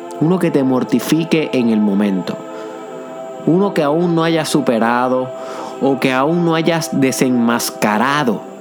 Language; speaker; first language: Spanish; native; Spanish